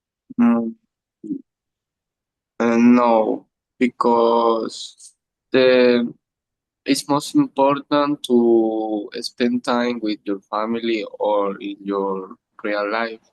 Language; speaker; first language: English; non-native, learner; Spanish